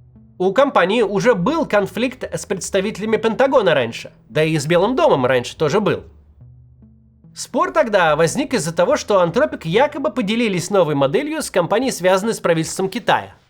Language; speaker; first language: Russian; native; Russian